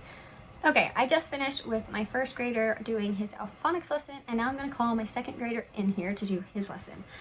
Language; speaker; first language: English; native; English